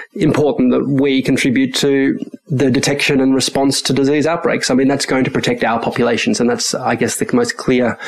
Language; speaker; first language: English; early bilingual, other home language; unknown